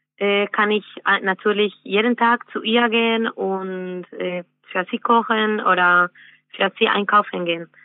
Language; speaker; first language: German; non-native, fluent; Spanish